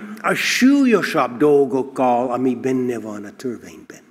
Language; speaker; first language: Hungarian; non-native, learner; English